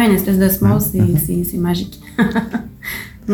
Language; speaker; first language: French; native; French